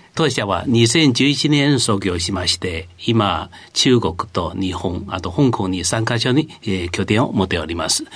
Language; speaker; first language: Japanese; non-native, fluent; Chinese